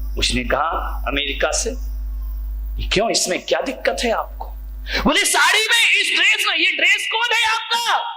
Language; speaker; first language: Hindi; native; Hindi